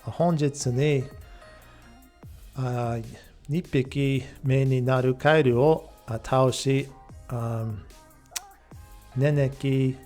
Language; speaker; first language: Japanese; non-native, fluent; English